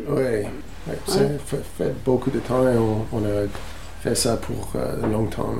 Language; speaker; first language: French; non-native, learner; English